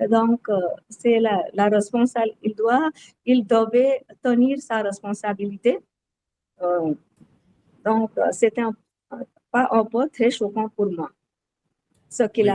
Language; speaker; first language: French; non-native, learner; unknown